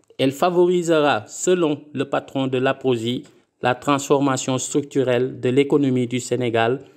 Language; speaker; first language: French; non-native, local second language; Wolof